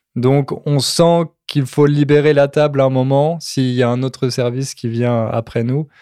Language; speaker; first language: French; native; French